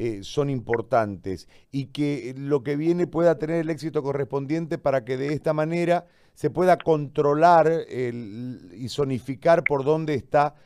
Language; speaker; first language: Spanish; native; Spanish